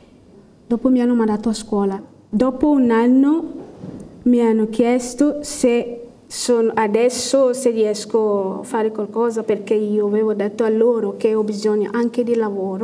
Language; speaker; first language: Italian; non-native, learner; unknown